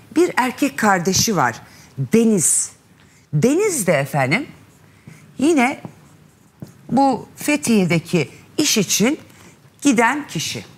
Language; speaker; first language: Turkish; native; Turkish